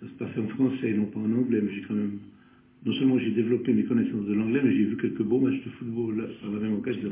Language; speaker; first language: French; native; French